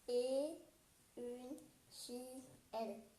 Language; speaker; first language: French; non-native, learner; Vietnamese